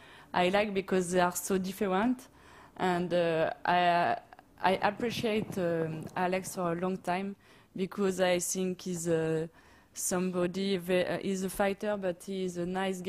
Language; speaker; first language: English; non-native, learner; French